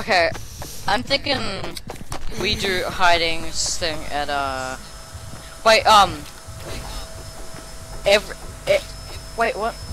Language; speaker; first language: English; native; English